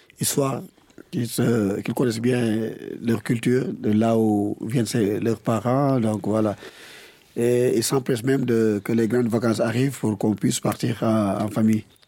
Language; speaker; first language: French; non-native, local second language; Wolof